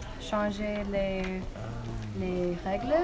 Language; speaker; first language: French; non-native, learner; English